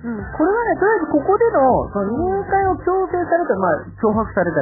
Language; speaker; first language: Japanese; native; Japanese